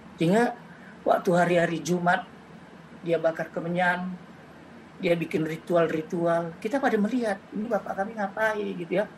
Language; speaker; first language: Indonesian; native; Indonesian